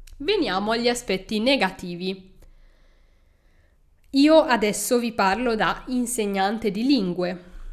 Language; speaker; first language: Italian; native; Italian